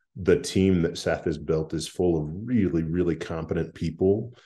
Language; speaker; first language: English; native; English